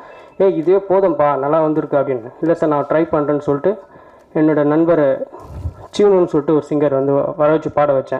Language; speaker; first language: Tamil; native; Tamil